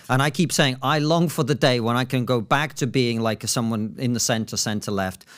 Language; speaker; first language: English; non-native, fluent; Russian